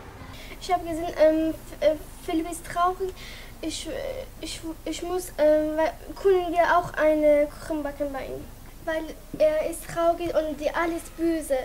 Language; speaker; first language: German; non-native, learner; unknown